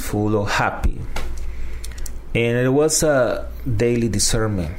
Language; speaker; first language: English; non-native, fluent; Spanish